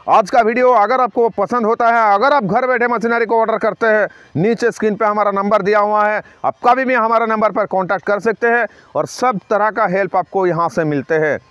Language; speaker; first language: Hindi; non-native, local second language; Bangla